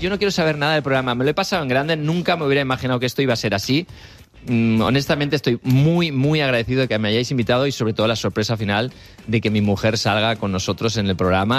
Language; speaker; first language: Spanish; native; Spanish